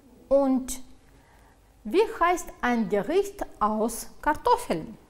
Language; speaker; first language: German; non-native, fluent; Uzbek